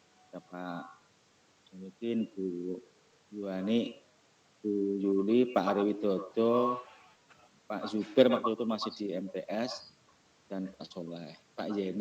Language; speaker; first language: Indonesian; non-native, local second language; Javanese